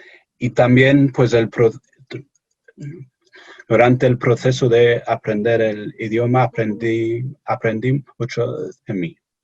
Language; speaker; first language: Spanish; non-native, fluent; English